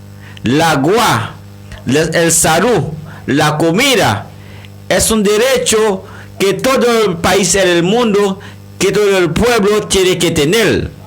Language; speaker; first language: Spanish; non-native, learner; Haitian Creole